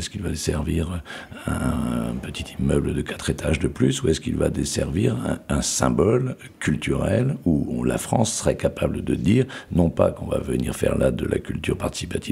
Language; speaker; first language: French; native; French